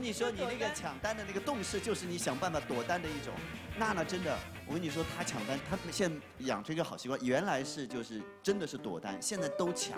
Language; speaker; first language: Chinese; native; Chinese